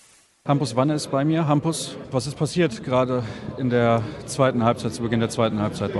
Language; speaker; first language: German; native; German